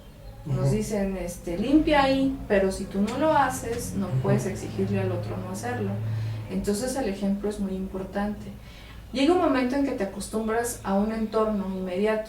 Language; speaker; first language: Spanish; native; Spanish